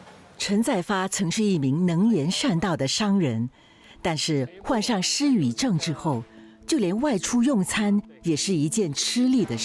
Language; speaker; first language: Chinese; native; Chinese